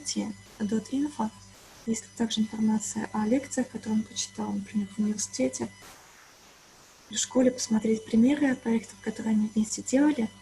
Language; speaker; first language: Russian; native; Russian